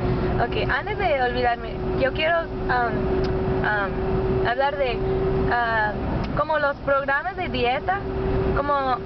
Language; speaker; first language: Spanish; non-native, learner; English